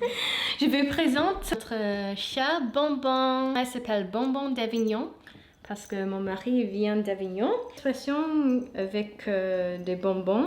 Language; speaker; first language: French; non-native, fluent; English